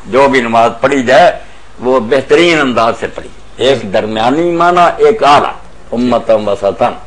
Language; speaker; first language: Urdu; non-native, local second language; Punjabi